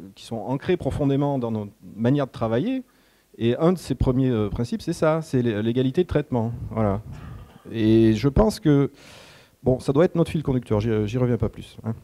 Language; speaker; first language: French; native; French